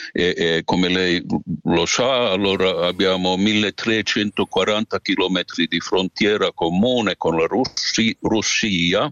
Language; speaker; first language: Italian; non-native, fluent; Finnish